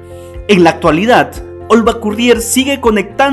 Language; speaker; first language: Spanish; native; Spanish